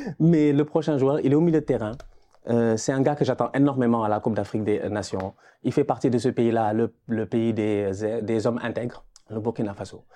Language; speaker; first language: French; non-native, local second language; Wolof